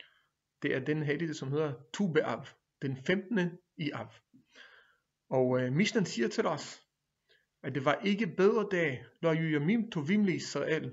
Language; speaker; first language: Danish; non-native, fluent; Hebrew